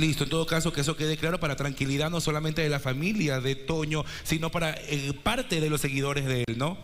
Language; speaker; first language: Spanish; native; Spanish